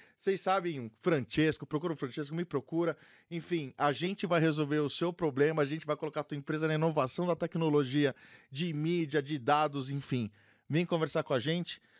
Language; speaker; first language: Portuguese; native; Portuguese